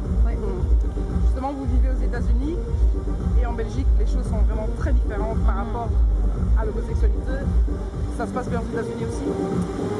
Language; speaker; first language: French; native; French